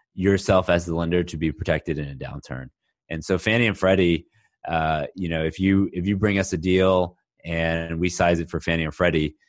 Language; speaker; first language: English; native; English